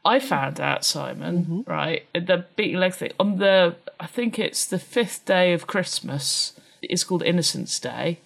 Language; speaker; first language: English; native; English